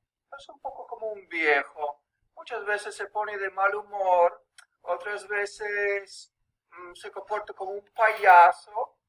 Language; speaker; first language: Spanish; early bilingual, heritage; English